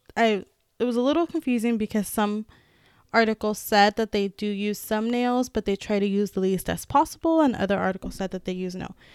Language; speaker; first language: English; early bilingual, other home language; Spanish